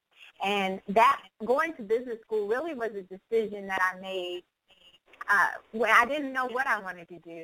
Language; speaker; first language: English; native; English